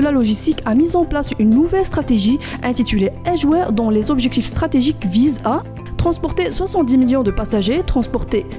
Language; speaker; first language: French; non-native, local second language; Arabic